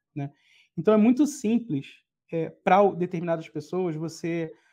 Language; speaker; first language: Portuguese; native; Portuguese